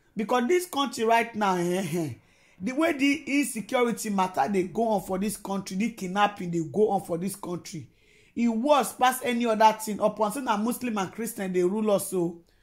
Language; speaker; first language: Nigerian Pidgin; non-native, local second language; Yoruba